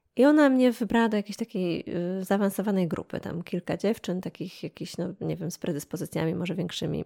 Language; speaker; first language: Polish; native; Polish